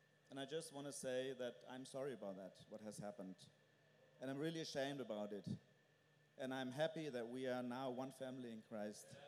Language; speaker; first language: English; non-native, fluent; German